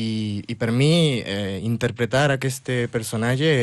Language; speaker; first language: Italian; non-native, learner; Spanish